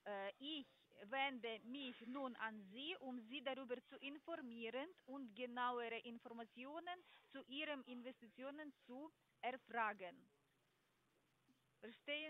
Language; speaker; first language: German; non-native, learner; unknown